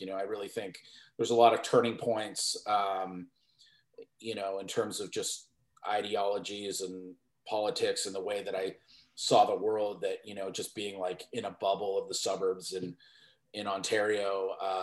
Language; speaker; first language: English; native; English